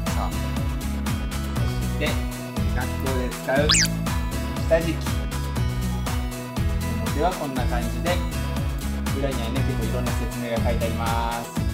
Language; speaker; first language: Japanese; native; Japanese